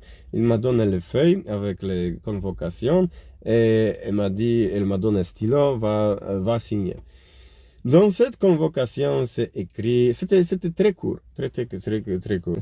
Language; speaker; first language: French; non-native, learner; Polish